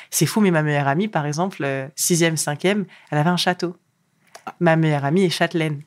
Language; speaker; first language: French; early bilingual, other home language; Arabic